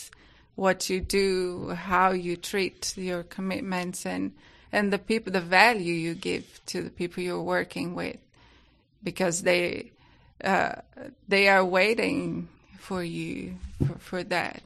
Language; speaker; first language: English; non-native, fluent; Portuguese